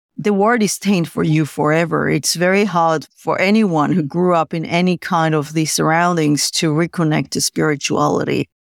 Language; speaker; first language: English; non-native, fluent; Hebrew